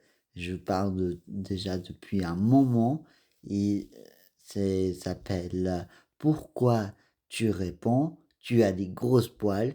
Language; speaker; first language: French; non-native, fluent; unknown